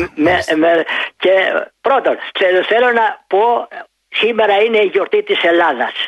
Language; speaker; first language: Greek; native; Greek